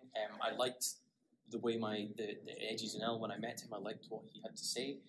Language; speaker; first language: English; native; English